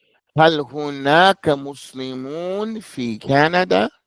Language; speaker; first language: Arabic; non-native, fluent; English